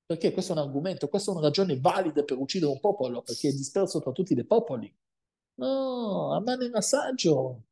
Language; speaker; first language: Italian; non-native, fluent; Spanish